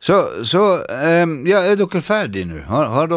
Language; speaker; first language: Swedish; non-native, learner; Norwegian